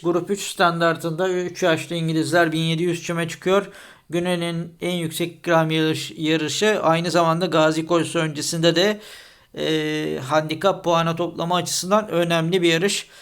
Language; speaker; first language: Turkish; native; Turkish